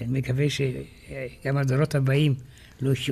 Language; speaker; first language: Hebrew; non-native, fluent; Romanian